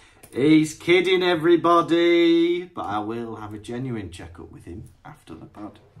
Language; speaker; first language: English; native; English